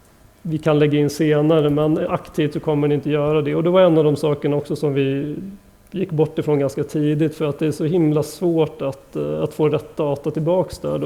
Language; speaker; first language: Swedish; native; Swedish